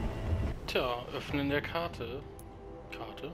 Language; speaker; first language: German; native; German